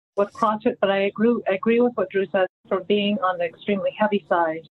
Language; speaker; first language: English; early bilingual, other home language; Filipino